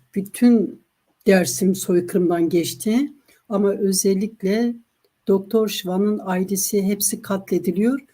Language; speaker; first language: Turkish; non-native, local second language; Kurdish